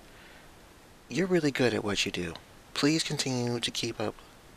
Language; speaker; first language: English; native; English